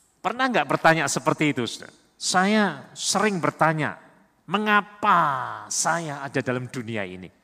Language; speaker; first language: Indonesian; native; Indonesian